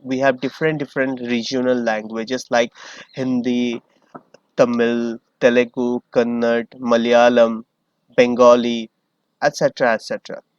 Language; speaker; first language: English; non-native, learner; Hindi